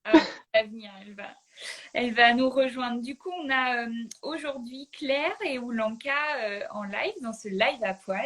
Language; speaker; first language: French; native; French